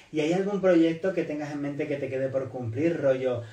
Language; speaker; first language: Spanish; native; Spanish